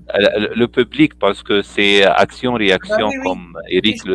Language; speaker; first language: French; non-native, fluent; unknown